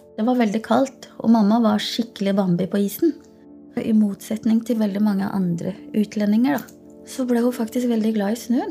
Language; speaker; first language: Norwegian; early bilingual, other home language; Portuguese